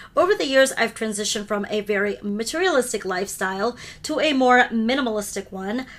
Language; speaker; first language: English; early bilingual, other home language; Hindi